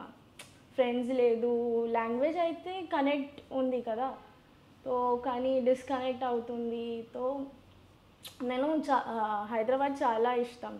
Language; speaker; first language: Telugu; non-native, learner; Gujarati